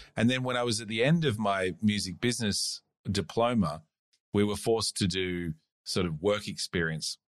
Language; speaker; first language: English; native; English